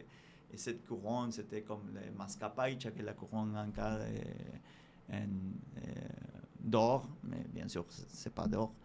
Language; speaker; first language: French; non-native, fluent; Spanish